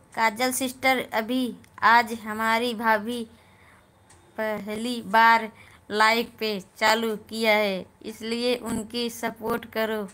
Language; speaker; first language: Hindi; native; Hindi